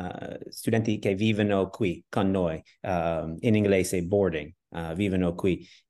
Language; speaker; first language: Italian; non-native, learner; English